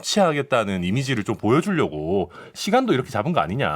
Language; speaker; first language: Korean; native; Korean